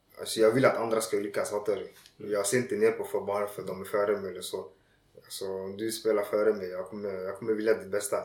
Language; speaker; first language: Swedish; early bilingual, other home language; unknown